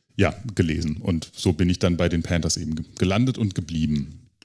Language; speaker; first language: German; native; German